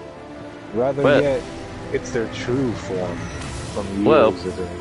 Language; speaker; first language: English; native; English